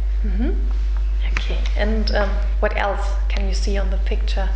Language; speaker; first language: English; non-native, fluent; German